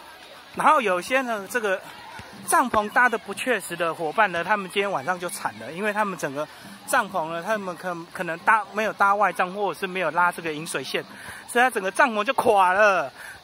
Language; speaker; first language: Chinese; native; Chinese